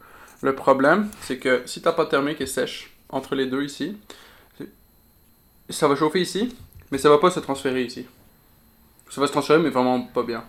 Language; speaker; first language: French; native; French